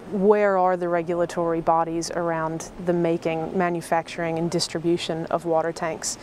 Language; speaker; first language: English; native; English